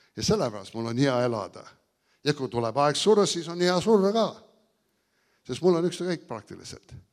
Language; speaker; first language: Estonian; early bilingual, heritage; Estonian